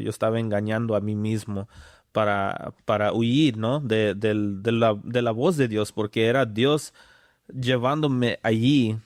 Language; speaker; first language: Spanish; early bilingual, other home language; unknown